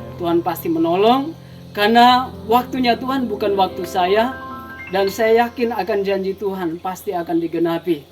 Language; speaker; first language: Indonesian; native; Indonesian